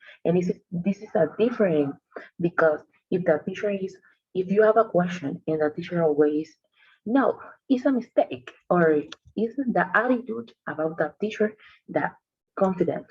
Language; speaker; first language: English; non-native, learner; Spanish